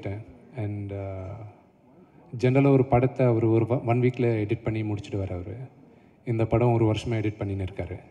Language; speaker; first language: Tamil; non-native, local second language; Telugu